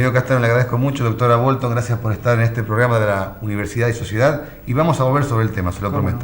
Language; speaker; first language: Spanish; native; Spanish